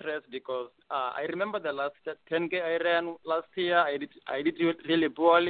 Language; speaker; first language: English; non-native, local second language; Kalenjin